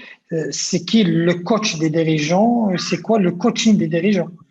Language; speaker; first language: French; non-native, local second language; Arabic